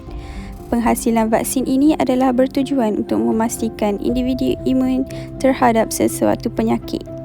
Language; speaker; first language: Malay; native; Malay